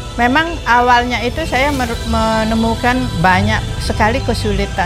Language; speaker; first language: Indonesian; non-native, local second language; Balinese